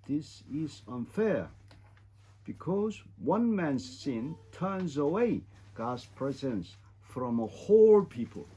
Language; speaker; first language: English; non-native, fluent; Korean